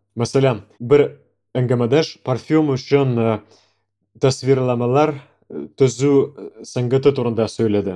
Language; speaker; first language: Tatar; non-native, local second language; Russian